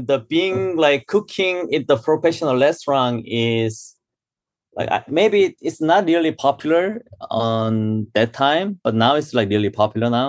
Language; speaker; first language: English; non-native, learner; Korean